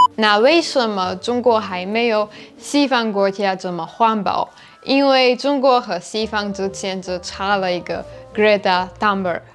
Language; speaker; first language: Chinese; non-native, fluent; Slovak